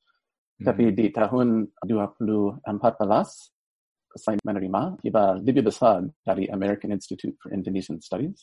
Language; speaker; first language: Indonesian; non-native, fluent; English